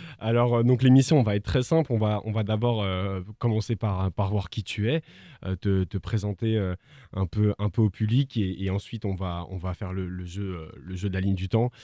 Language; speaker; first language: French; native; French